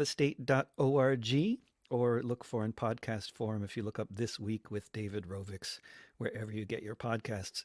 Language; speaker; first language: English; native; English